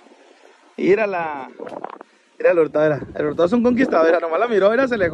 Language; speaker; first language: Spanish; native; Spanish